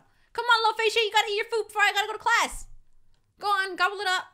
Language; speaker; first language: English; native; English